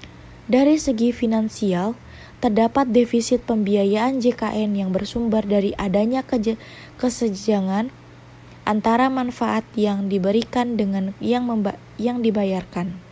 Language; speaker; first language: Indonesian; native; Indonesian